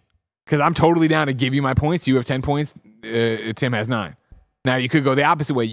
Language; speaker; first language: English; native; English